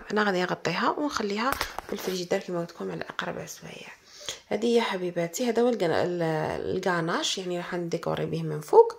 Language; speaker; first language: Arabic; native; Arabic